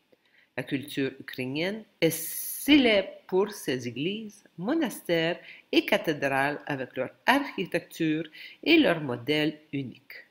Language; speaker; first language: French; non-native, local second language; Ukrainian